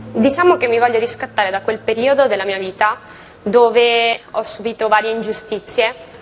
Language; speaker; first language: Italian; native; Italian